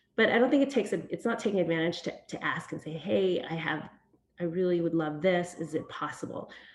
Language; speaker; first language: English; early bilingual, other home language; Vietnamese